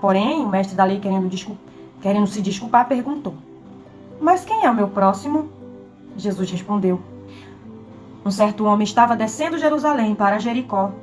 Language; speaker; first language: Portuguese; native; Portuguese